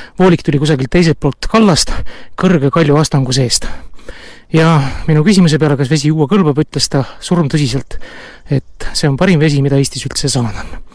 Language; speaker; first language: Estonian; native; Estonian